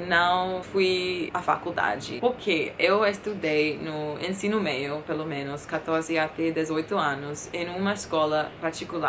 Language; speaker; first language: Portuguese; non-native, fluent; English